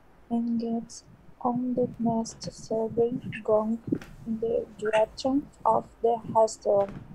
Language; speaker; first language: English; non-native, learner; Portuguese